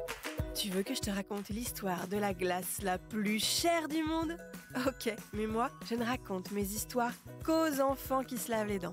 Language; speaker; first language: French; native; French